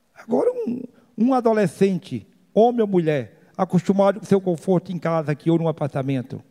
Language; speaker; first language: Portuguese; native; Portuguese